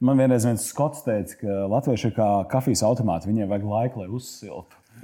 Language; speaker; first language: Latvian; native; Latvian